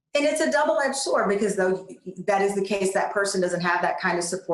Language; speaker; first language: English; native; English